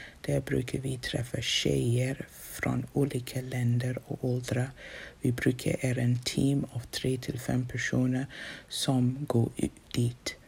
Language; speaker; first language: Swedish; non-native, fluent; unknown